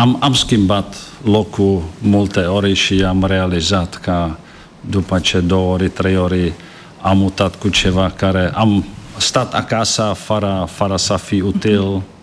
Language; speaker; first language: Romanian; non-native, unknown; Czech